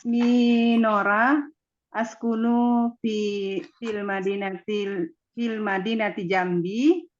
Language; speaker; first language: Arabic; non-native, learner; Indonesian